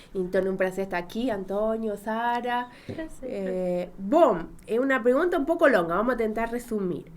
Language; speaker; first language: Portuguese; non-native, fluent; Spanish